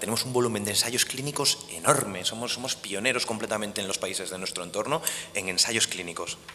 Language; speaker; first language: Spanish; native; Spanish